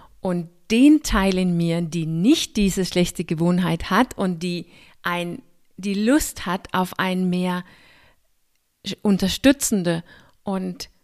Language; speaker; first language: German; non-native, fluent; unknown